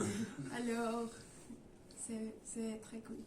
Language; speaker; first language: French; non-native, learner; Spanish